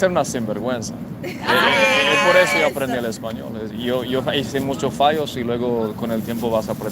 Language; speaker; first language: Spanish; non-native, fluent; English